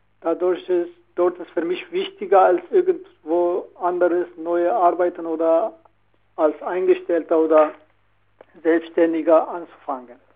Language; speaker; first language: German; non-native, learner; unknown